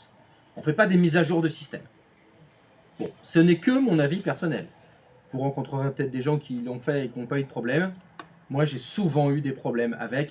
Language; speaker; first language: French; native; French